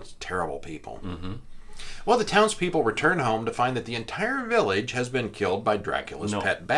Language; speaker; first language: English; native; English